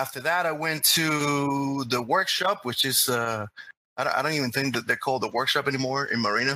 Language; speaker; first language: English; non-native, fluent; Spanish